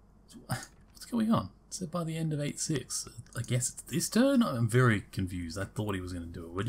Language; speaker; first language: English; native; English